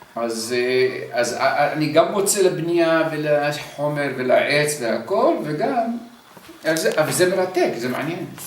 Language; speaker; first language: Hebrew; early bilingual, other home language; Arabic